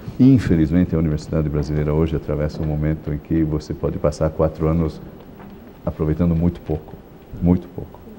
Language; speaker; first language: Portuguese; non-native, fluent; Italian